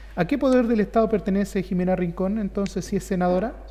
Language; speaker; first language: Spanish; native; Spanish